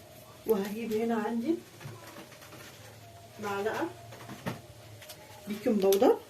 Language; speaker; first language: Arabic; native; Arabic